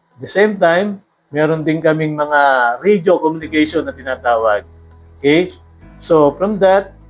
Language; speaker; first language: Filipino; native; Filipino